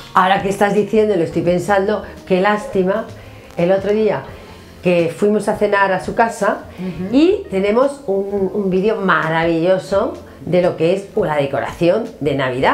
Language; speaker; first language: Spanish; native; Spanish